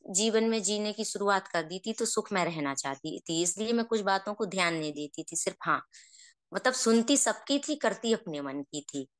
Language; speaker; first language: Hindi; native; Hindi